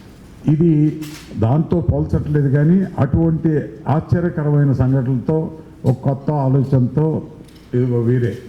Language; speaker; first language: Telugu; native; Telugu